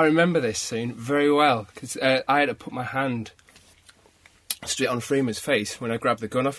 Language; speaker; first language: English; native; English